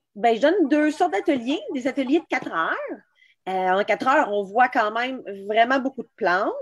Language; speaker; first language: French; native; French